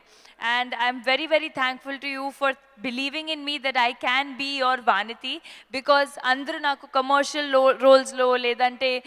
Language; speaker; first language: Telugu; non-native, fluent; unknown